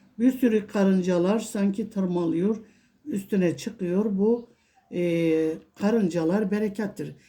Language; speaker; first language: Turkish; non-native, local second language; Kurdish